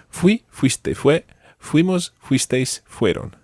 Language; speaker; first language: Spanish; non-native, fluent; English